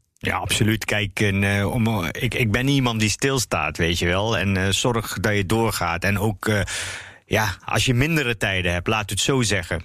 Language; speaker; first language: Dutch; early bilingual, other home language; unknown